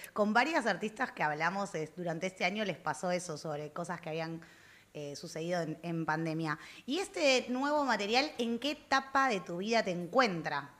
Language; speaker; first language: Spanish; native; Spanish